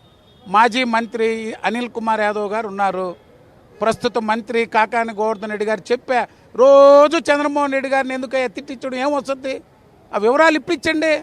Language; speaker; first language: Telugu; native; Telugu